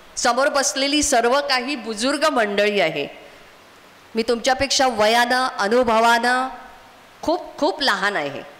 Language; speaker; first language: Marathi; non-native, local second language; Konkani